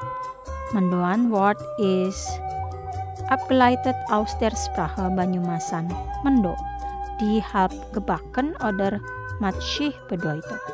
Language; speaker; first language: German; non-native, learner; Indonesian